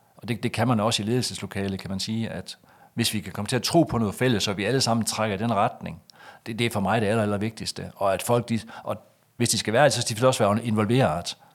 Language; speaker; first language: Danish; native; Danish